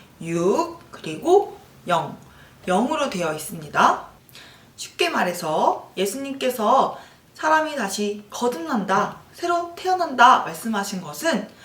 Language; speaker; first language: Korean; native; Korean